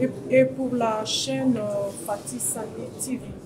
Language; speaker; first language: French; non-native, local second language; Lingala